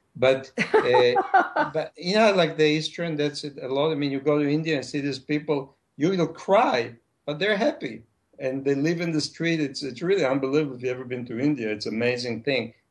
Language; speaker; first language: English; non-native, fluent; Hebrew